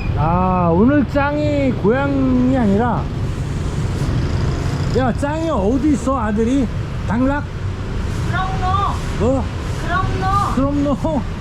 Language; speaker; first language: Korean; native; Korean